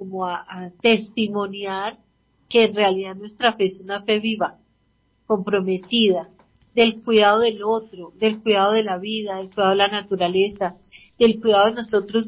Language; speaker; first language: Spanish; native; Spanish